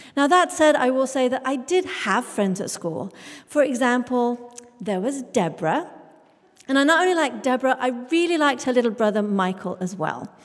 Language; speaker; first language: English; native; English